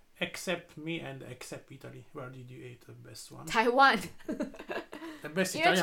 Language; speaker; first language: English; non-native, learner; Italian